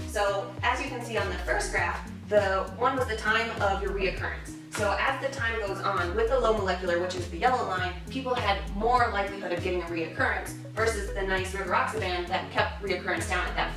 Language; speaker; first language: English; native; English